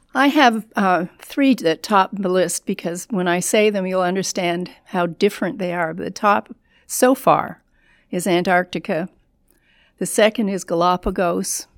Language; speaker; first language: English; native; English